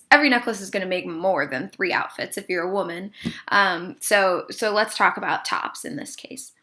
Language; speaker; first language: English; native; English